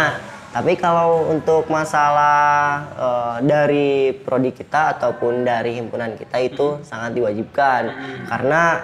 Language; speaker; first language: Indonesian; native; Indonesian